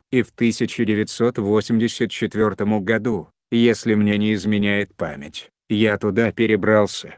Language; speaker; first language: Russian; non-native, local second language; Chechen